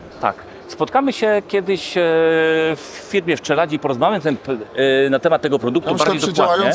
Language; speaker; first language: Polish; native; Polish